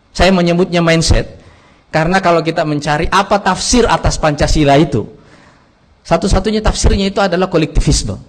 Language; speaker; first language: Indonesian; non-native, local second language; Buginese